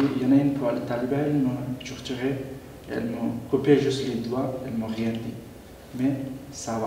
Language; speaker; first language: French; non-native, learner; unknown